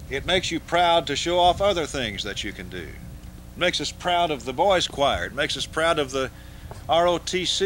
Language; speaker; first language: English; native; English